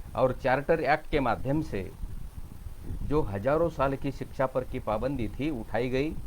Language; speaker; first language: Hindi; non-native, local second language; Marathi